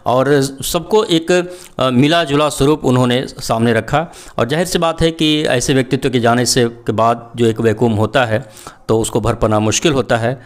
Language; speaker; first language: Hindi; native; Hindi